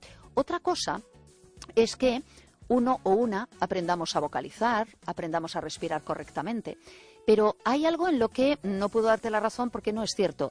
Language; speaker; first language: Spanish; native; Spanish